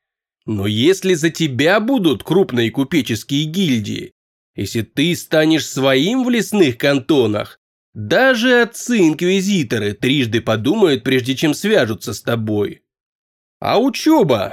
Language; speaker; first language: Russian; native; Russian